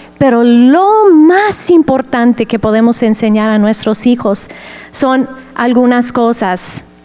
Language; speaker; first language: Spanish; non-native, fluent; English